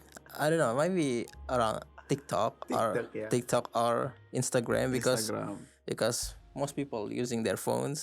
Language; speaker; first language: English; non-native, learner; Indonesian